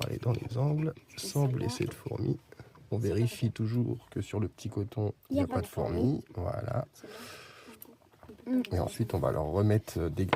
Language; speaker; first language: French; native; French